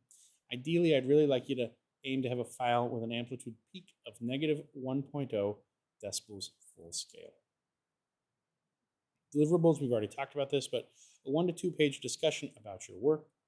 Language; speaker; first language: English; native; English